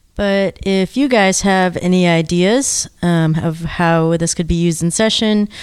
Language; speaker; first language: English; native; English